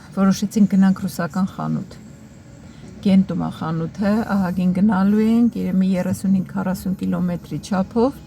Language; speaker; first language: Armenian; native; Armenian